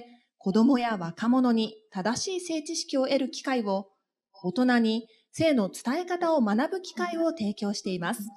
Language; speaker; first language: Japanese; native; Japanese